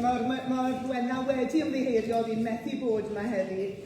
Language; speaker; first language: Welsh; native; Welsh